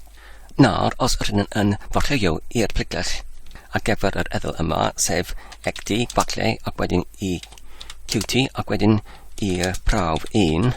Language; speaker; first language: Welsh; non-native, learner; English